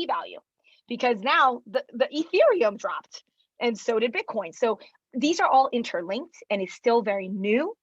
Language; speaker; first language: English; early bilingual, other home language; Chinese